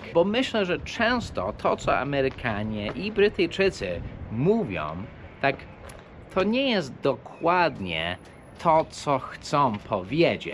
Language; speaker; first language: Polish; non-native, fluent; English